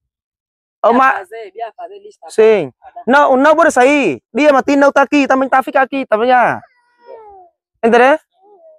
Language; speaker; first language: Portuguese; non-native, learner; Vietnamese